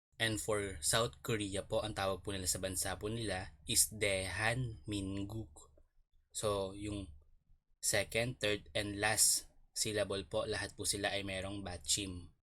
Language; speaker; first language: Filipino; native; Filipino